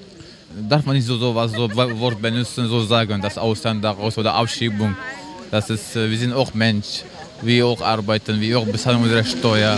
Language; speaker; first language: German; non-native, learner; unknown